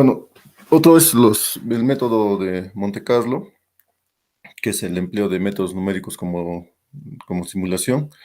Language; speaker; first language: Spanish; native; Spanish